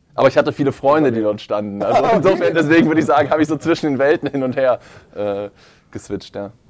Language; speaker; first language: German; native; German